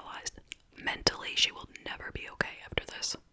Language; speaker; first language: English; native; English